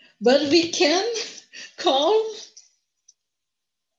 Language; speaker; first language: English; non-native, learner; Portuguese